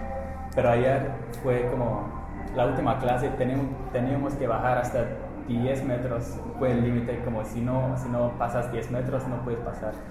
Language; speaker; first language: Spanish; non-native, fluent; English